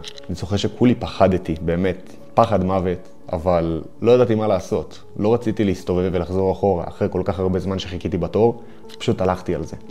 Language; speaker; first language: Hebrew; native; Hebrew